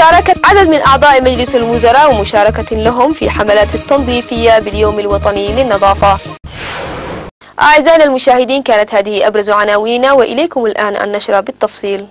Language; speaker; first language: Arabic; non-native, local second language; Somali